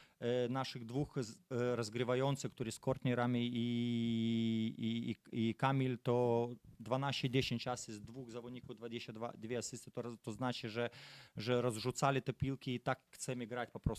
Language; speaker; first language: Polish; non-native, fluent; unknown